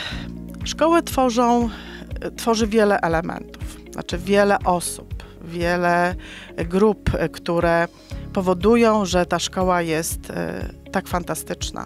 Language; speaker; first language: Polish; native; Polish